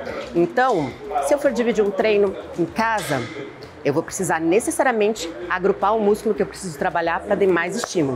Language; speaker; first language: Portuguese; native; Portuguese